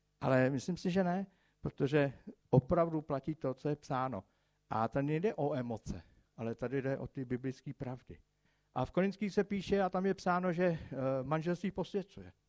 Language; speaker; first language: Czech; native; Czech